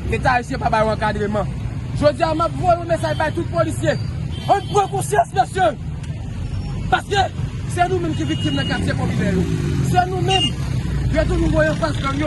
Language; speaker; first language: Haitian Creole; native; Haitian Creole